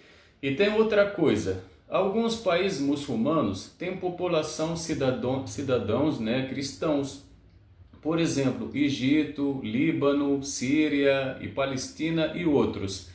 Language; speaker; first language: Portuguese; non-native, learner; Arabic